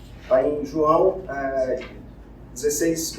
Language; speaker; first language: Portuguese; native; Portuguese